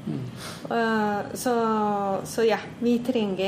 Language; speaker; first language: Norwegian; non-native, fluent; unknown